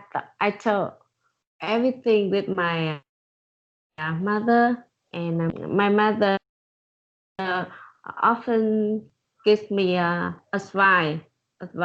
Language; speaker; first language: English; non-native, learner; Vietnamese